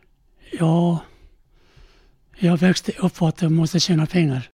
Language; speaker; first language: Swedish; non-native, learner; Korean